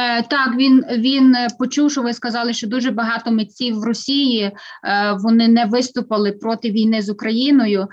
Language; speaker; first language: Ukrainian; native; Ukrainian